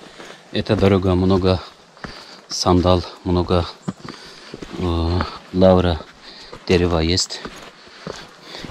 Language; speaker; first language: Russian; non-native, learner; Turkish